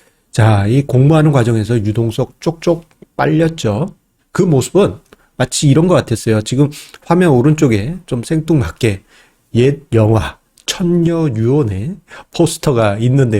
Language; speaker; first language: Korean; native; Korean